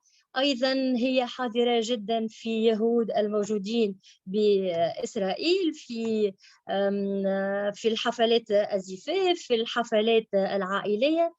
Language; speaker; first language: Arabic; native; Arabic